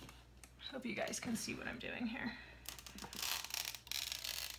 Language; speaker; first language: English; native; English